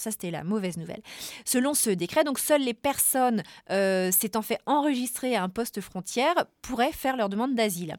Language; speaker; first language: French; native; French